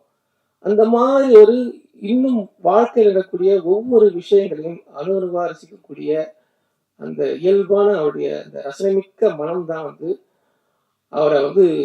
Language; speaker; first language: Tamil; native; Tamil